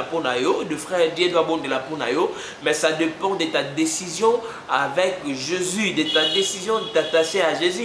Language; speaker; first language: French; non-native, local second language; Lingala